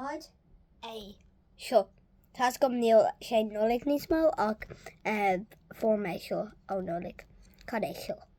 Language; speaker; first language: Irish; non-native, learner; English